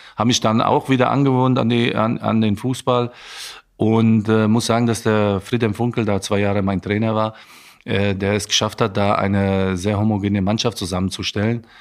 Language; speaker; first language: German; native; German